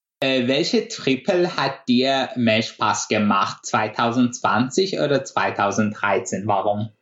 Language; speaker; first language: German; non-native, fluent; Persian